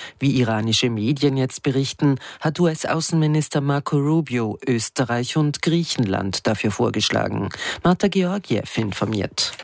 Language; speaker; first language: German; native; German